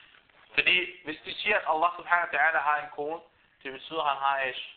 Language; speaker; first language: Danish; non-native, fluent; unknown